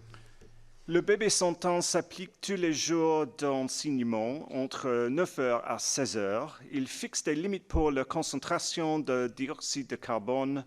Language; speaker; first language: French; non-native, learner; English